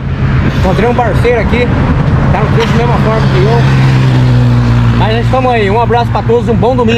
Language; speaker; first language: Portuguese; native; Portuguese